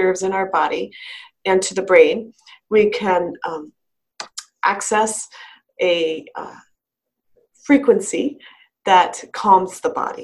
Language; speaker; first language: English; native; English